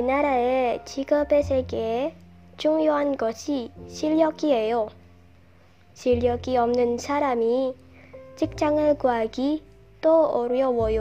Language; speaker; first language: Korean; non-native, learner; Indonesian